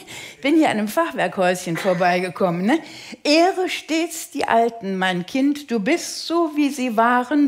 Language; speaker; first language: German; native; German